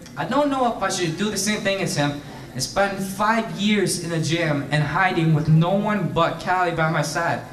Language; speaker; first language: English; native; English